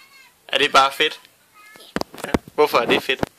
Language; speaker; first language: Danish; native; Danish